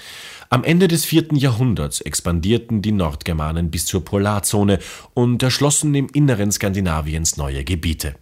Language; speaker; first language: German; native; German